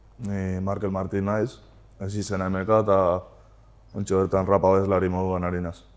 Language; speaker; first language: Basque; native; Basque